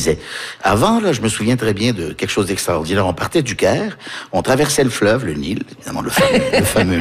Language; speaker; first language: French; early bilingual, heritage; French